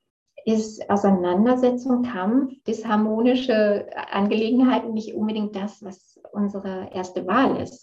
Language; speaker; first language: German; native; German